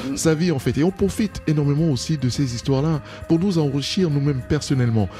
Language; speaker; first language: French; non-native, local second language; Duala